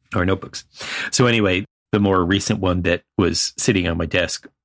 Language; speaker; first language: English; native; English